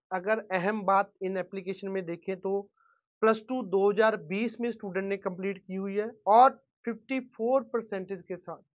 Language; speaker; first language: Hindi; non-native, local second language; Punjabi